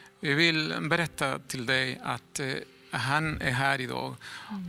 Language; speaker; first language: Swedish; non-native, fluent; Spanish